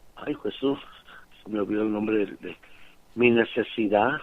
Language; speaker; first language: Spanish; early bilingual, other home language; English